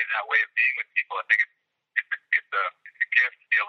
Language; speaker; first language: English; native; English